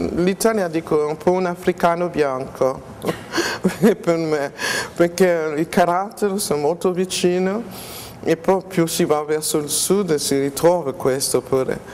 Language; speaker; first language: Italian; non-native, fluent; French